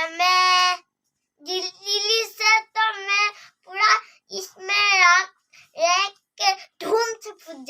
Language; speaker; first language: Hindi; non-native, local second language; Assamese